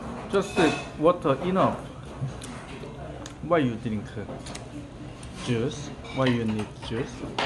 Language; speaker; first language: English; non-native, learner; Korean